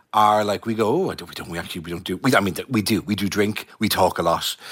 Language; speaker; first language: English; native; English